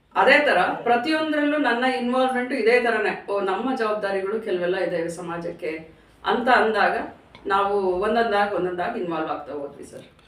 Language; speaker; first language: Kannada; native; Kannada